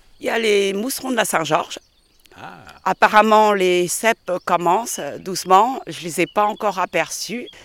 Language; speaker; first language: French; early bilingual, other home language; Khmer